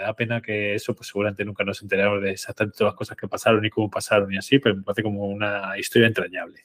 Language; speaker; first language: Spanish; native; Spanish